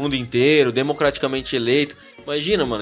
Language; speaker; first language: Portuguese; native; Portuguese